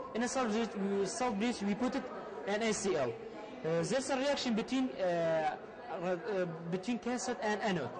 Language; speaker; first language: English; non-native, learner; Arabic